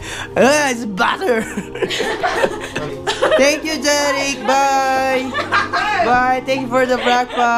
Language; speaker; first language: English; non-native, learner; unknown